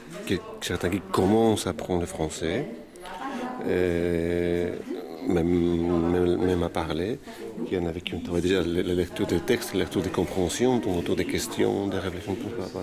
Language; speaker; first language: French; native; French